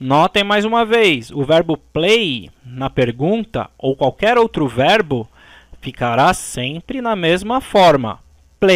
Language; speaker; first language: Portuguese; native; Portuguese